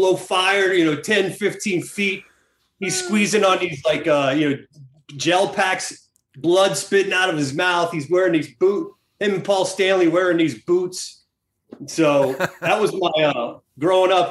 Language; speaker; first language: English; native; English